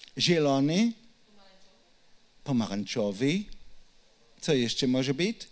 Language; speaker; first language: Polish; non-native, learner; Hebrew